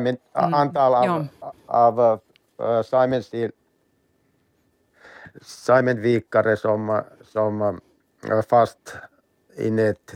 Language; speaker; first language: Swedish; non-native, learner; Finnish